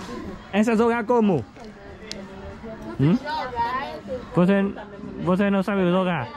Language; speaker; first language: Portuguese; non-native, learner; Vietnamese